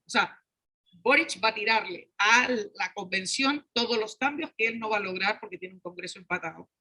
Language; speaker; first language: Spanish; native; Spanish